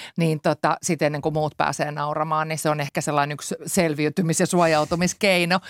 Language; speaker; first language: Finnish; native; Finnish